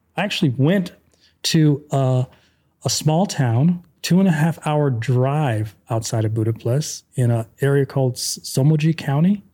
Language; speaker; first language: English; native; English